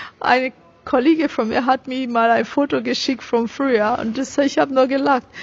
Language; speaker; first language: German; non-native, fluent; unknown